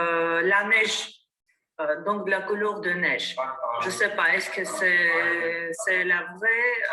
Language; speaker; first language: French; non-native, fluent; Armenian